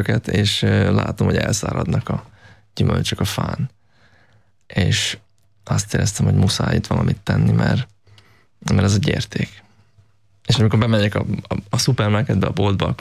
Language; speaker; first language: Hungarian; native; Hungarian